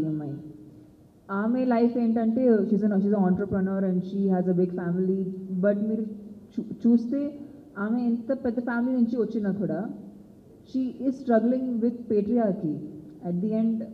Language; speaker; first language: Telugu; non-native, local second language; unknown